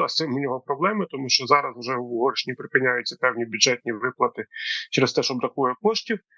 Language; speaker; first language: Ukrainian; native; Ukrainian